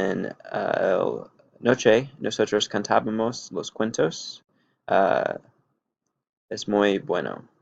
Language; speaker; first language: Spanish; non-native, learner; English